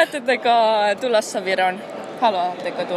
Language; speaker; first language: Finnish; non-native, learner; Estonian